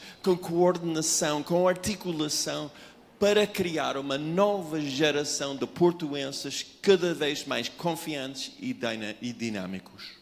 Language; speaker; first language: Portuguese; non-native, fluent; English